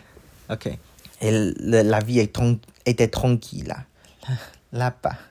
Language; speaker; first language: French; non-native, learner; Chinese